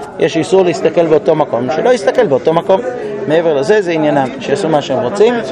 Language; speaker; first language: Hebrew; non-native, fluent; English